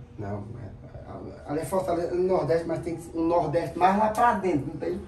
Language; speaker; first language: Portuguese; native; Portuguese